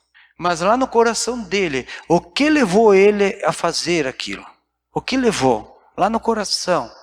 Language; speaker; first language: Portuguese; native; Portuguese